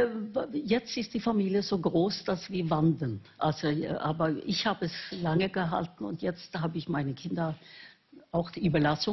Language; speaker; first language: German; non-native, fluent; Norwegian